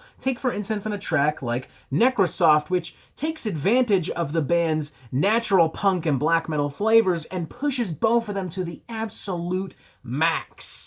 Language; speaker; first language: English; native; English